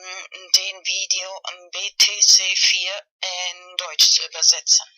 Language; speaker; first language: German; non-native, fluent; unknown